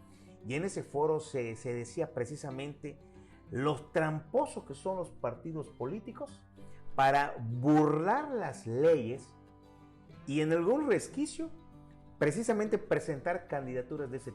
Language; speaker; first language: Spanish; native; Spanish